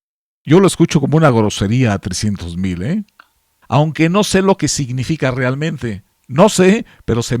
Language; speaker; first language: Spanish; native; Spanish